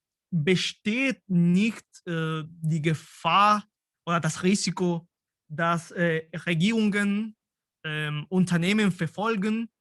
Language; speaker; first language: German; non-native, fluent; Spanish